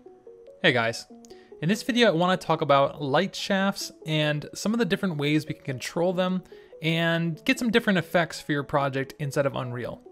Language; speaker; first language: English; native; English